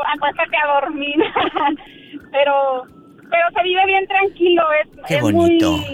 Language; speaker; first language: Spanish; native; Spanish